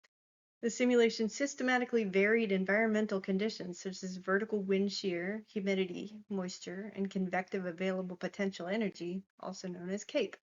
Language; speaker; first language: English; native; English